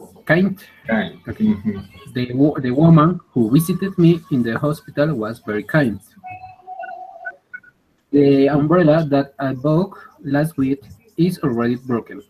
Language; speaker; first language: English; non-native, learner; Spanish